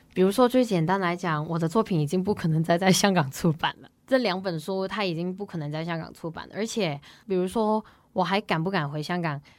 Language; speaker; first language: Chinese; non-native, local second language; Cantonese